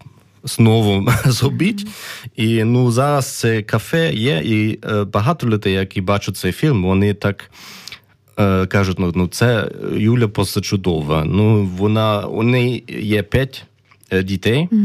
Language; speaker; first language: Ukrainian; non-native, learner; German